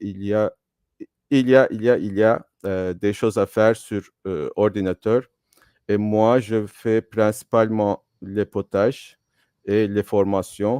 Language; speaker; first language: French; non-native, fluent; Turkish